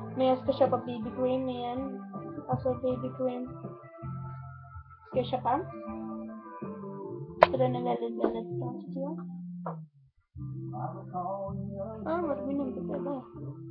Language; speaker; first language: Swedish; non-native, learner; Korean